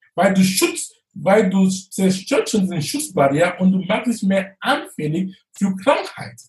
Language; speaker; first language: German; non-native, fluent; English